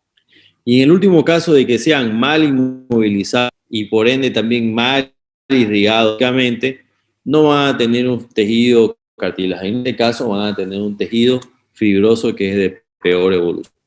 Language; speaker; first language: Spanish; native; Spanish